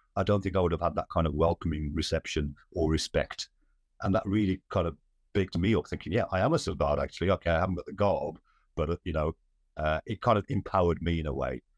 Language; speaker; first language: English; native; English